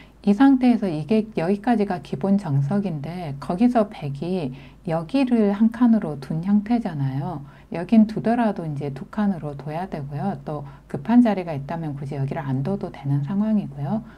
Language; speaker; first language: Korean; native; Korean